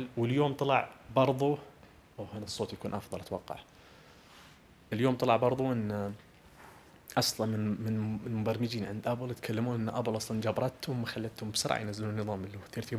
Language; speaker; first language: Arabic; native; Arabic